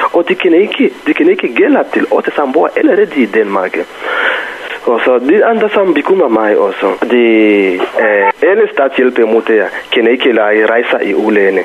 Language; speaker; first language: Danish; non-native, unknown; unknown